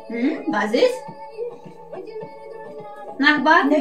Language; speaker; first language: German; non-native, learner; Polish